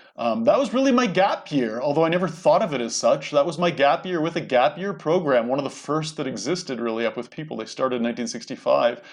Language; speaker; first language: English; native; English